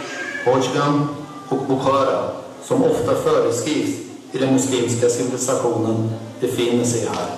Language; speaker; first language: Swedish; non-native, fluent; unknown